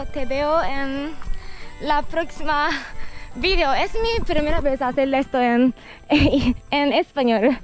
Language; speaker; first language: Spanish; non-native, learner; Japanese